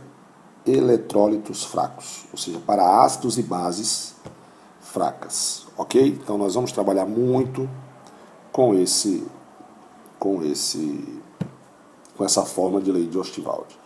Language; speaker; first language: Portuguese; native; Portuguese